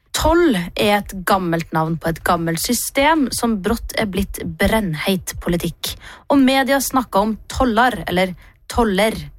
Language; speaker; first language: Norwegian; native; Norwegian